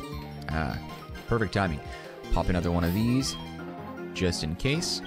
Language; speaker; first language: English; native; English